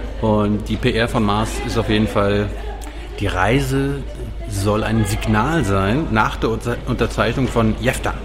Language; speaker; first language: German; native; German